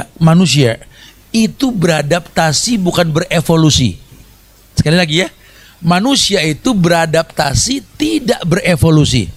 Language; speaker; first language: Indonesian; native; Indonesian